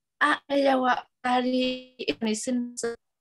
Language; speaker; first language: Japanese; non-native, learner; Vietnamese